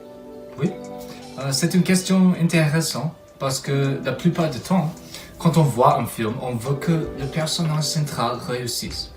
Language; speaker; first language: French; non-native, fluent; English